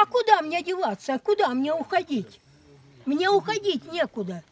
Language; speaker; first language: Russian; native; Russian